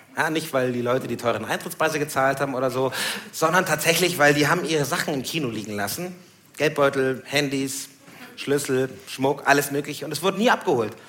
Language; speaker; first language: German; early bilingual, other home language; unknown